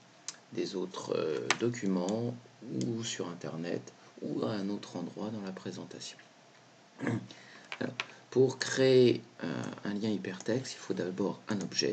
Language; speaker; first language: French; native; French